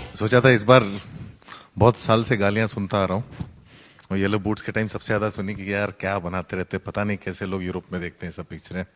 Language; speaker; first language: Hindi; native; Hindi